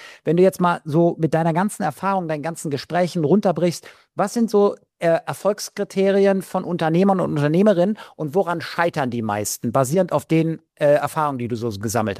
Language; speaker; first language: German; native; German